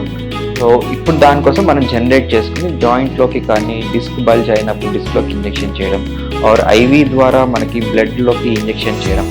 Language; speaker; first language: Telugu; native; Telugu